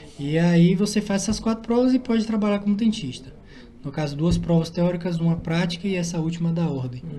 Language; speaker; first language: Portuguese; native; Portuguese